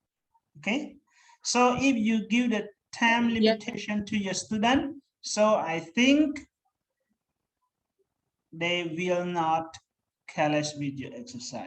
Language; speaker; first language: English; non-native, fluent; Khmer